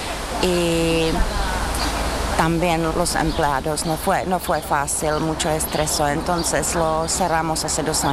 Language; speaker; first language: Spanish; non-native, fluent; Czech